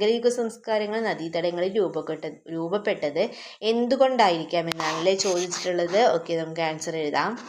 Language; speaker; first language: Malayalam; native; Malayalam